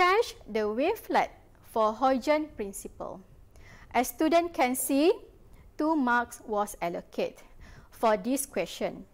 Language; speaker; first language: English; non-native, local second language; Malay